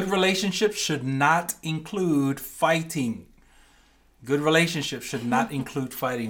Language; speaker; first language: English; native; English